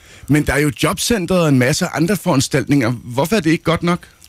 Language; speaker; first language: Danish; native; Danish